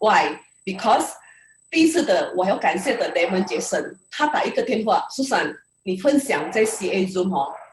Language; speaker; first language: Chinese; early bilingual, heritage; Indonesian